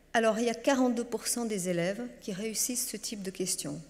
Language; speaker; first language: French; non-native, fluent; Portuguese